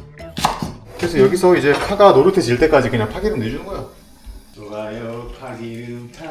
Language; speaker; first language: Korean; native; Korean